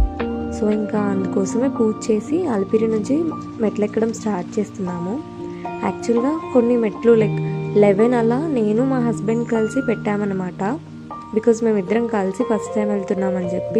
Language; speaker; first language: Telugu; native; Telugu